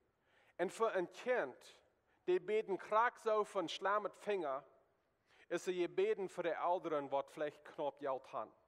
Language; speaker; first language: German; non-native, learner; Plautdietsch